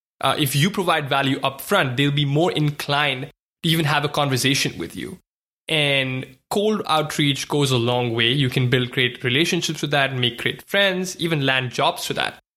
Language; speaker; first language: English; non-native, local second language; Hindi